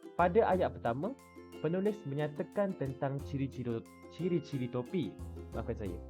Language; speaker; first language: Malay; native; Malay